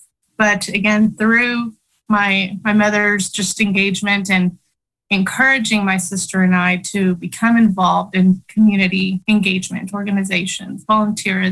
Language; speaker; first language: English; early bilingual, other home language; Spanish